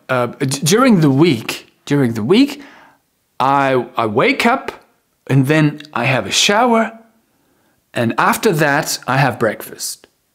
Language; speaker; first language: English; non-native, fluent; French